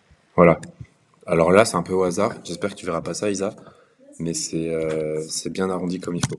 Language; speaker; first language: French; native; French